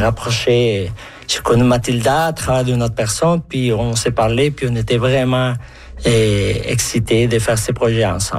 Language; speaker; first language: French; non-native, fluent; Spanish